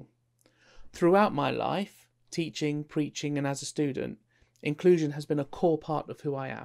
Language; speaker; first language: English; native; English